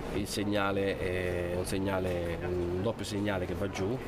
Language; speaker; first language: Italian; native; Italian